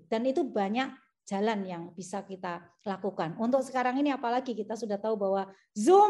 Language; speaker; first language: Indonesian; native; Indonesian